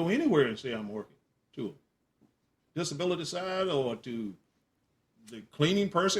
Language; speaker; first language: English; native; English